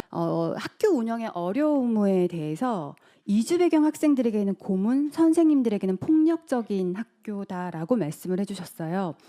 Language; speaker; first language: Korean; native; Korean